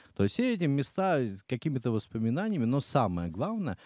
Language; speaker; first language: Russian; native; Russian